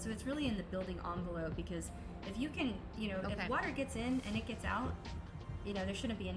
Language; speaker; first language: English; native; English